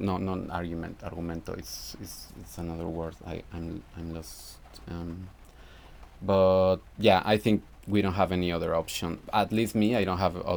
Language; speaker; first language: English; non-native, fluent; Spanish